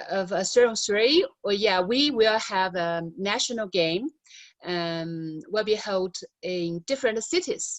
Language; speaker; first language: English; non-native, learner; Chinese